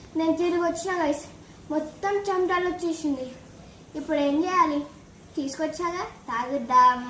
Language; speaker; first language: Telugu; non-native, local second language; Lambadi